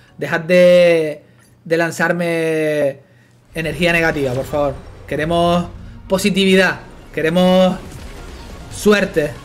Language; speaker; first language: Spanish; native; Spanish